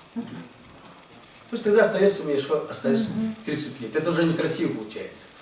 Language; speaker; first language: Russian; non-native, local second language; Buriat